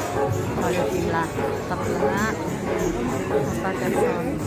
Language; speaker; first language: French; non-native, learner; Vietnamese